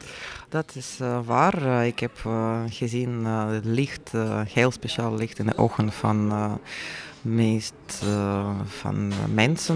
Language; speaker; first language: Dutch; non-native, fluent; Russian